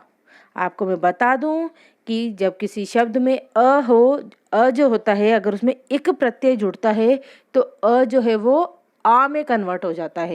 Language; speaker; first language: Hindi; native; Hindi